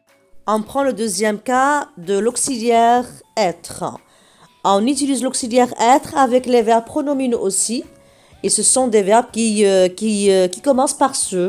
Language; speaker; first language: French; non-native, local second language; Arabic